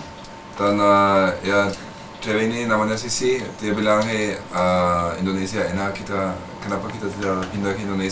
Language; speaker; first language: Indonesian; non-native, learner; German